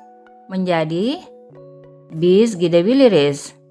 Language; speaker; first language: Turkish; non-native, fluent; Indonesian